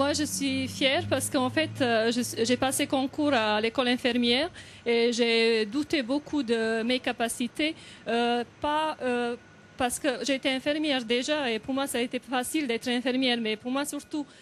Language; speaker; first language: French; non-native, fluent; Serbian